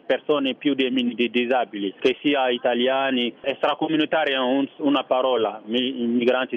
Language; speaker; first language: Italian; non-native, fluent; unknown